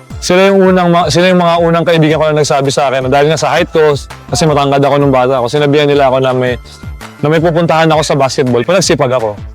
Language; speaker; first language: Filipino; non-native, local second language; Cebuano